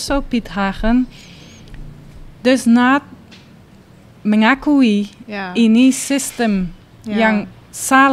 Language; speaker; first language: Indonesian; non-native, learner; Dutch